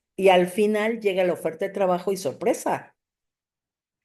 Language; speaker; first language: Spanish; native; Spanish